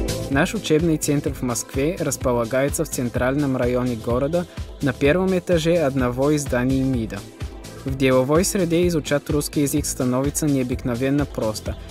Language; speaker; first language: Russian; non-native, fluent; German